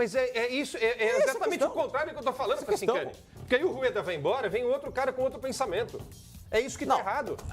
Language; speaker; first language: Portuguese; native; Portuguese